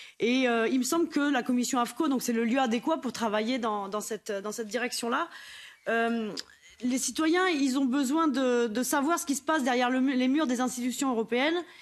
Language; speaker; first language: French; native; French